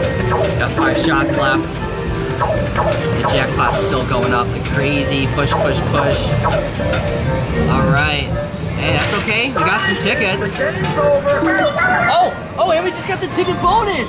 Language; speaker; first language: English; native; English